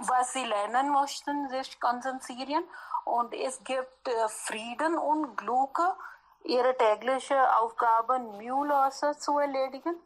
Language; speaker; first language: German; non-native, learner; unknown